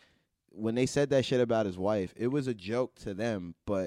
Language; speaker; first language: English; native; English